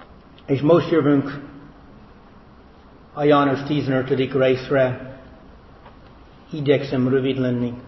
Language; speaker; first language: Hungarian; non-native, fluent; English